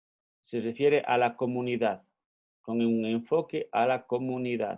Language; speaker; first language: Spanish; native; Spanish